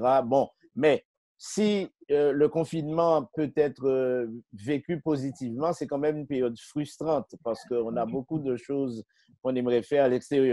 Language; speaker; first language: French; native; French